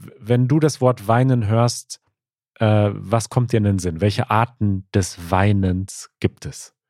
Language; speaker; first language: German; native; German